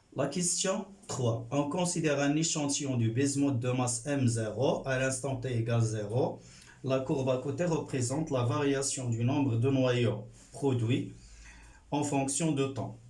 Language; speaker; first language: French; non-native, local second language; Arabic